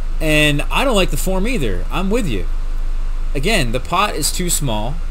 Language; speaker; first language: English; native; English